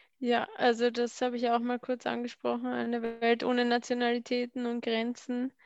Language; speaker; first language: German; native; German